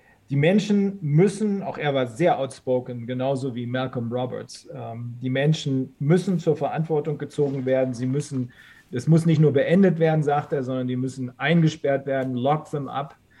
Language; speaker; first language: German; native; German